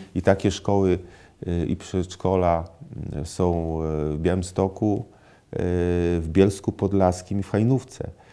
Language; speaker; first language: Polish; native; Polish